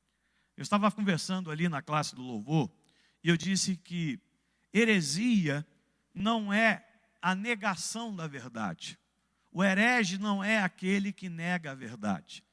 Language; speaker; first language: Portuguese; native; Portuguese